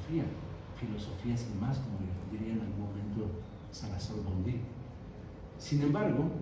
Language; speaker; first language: Spanish; native; Spanish